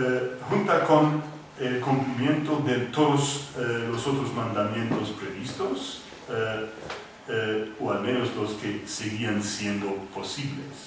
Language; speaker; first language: Spanish; non-native, fluent; English